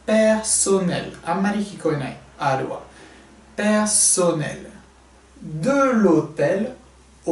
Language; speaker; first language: Japanese; non-native, fluent; French